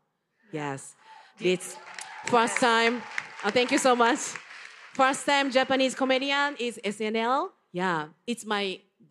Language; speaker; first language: English; non-native, learner; Japanese